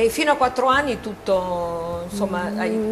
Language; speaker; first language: Italian; native; Italian